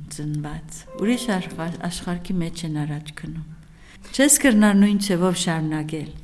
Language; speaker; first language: Armenian; early bilingual, heritage; Armenian